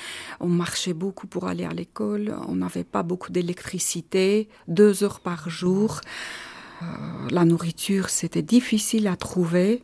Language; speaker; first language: French; non-native, fluent; Armenian